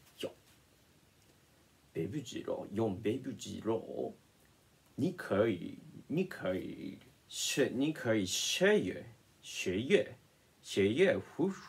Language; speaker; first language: Chinese; non-native, learner; Japanese